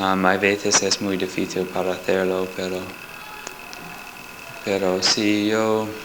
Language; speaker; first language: Spanish; non-native, learner; English